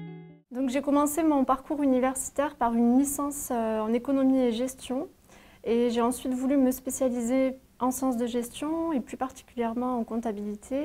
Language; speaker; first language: French; native; French